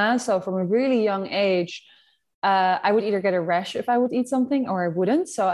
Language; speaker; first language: English; non-native, fluent; Dutch